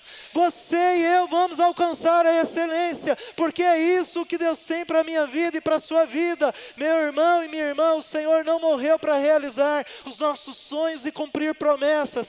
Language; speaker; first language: Portuguese; native; Portuguese